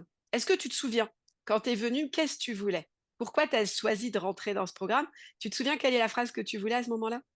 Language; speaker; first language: French; native; French